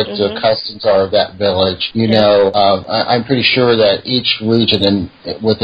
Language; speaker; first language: English; native; English